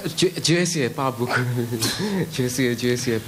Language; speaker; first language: French; non-native, learner; Bangla